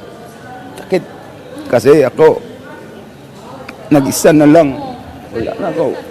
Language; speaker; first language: Filipino; non-native, local second language; Cebuano